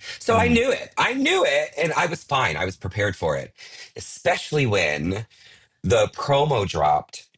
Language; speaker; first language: English; native; English